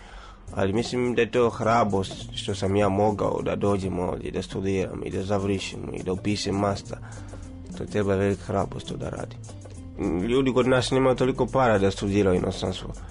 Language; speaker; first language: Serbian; non-native, learner; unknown